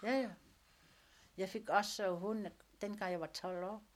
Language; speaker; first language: Danish; non-native, local second language; Kalaallisut